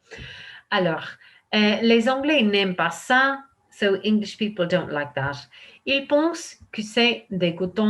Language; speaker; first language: French; non-native, fluent; English